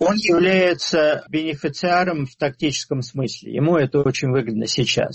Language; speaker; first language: Russian; native; Russian